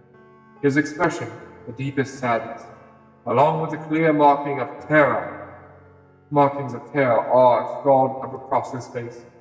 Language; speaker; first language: English; native; English